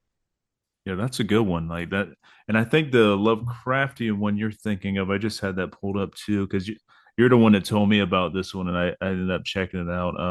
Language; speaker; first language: English; native; English